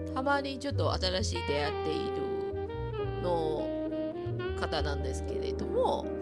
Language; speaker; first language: Japanese; non-native, fluent; Chinese